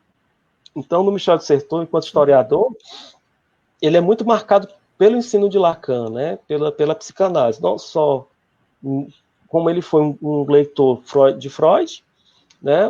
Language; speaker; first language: Portuguese; native; Portuguese